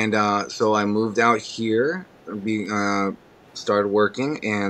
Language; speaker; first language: English; native; English